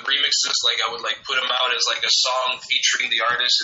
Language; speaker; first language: English; non-native, fluent; French